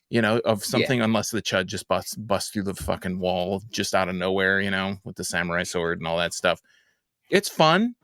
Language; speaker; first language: English; native; English